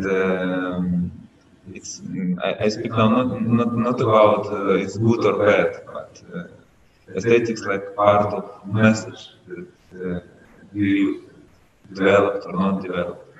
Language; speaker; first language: English; non-native, learner; Russian